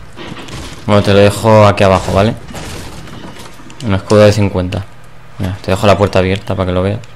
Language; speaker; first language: Spanish; native; Spanish